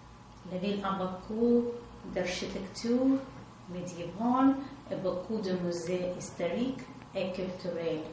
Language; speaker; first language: French; non-native, learner; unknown